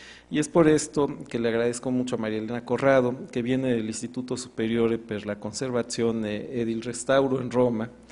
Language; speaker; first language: Spanish; native; Spanish